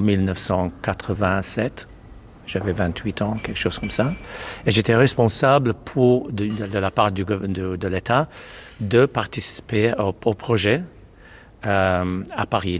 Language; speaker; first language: French; non-native, fluent; Maltese